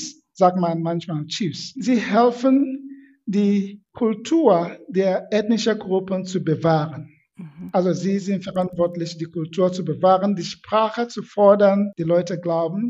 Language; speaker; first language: German; non-native, fluent; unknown